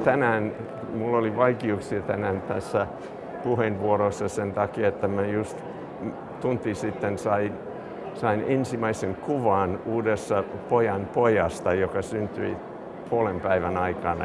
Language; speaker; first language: Finnish; non-native, fluent; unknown